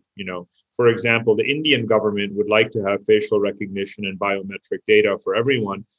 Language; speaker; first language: English; native; English